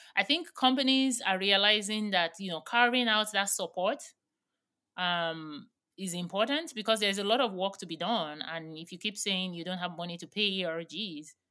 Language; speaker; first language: English; non-native, local second language; Yoruba